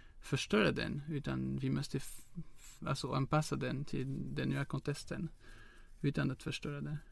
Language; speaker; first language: Swedish; non-native, fluent; French